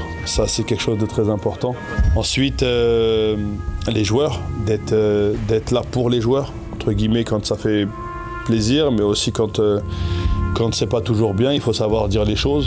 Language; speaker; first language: French; native; French